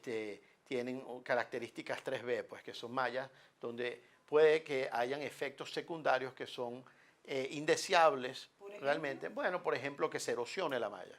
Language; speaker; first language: Spanish; native; Spanish